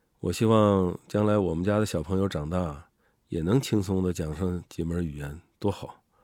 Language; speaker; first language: Chinese; native; Chinese